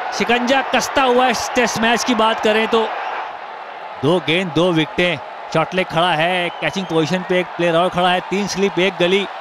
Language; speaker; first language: Hindi; native; Hindi